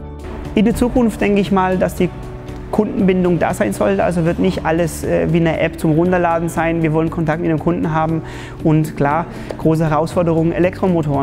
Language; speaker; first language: German; early bilingual, other home language; Polish